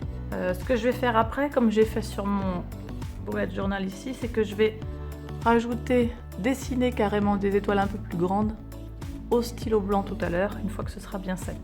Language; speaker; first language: French; native; French